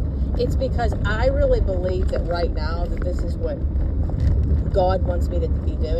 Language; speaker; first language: English; native; English